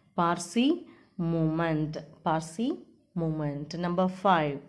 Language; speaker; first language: English; non-native, local second language; Tamil